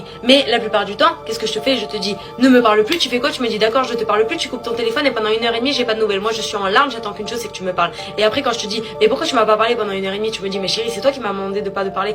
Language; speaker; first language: French; native; French